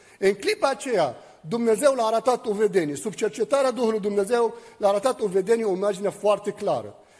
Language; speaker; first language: Romanian; non-native, fluent; Arabic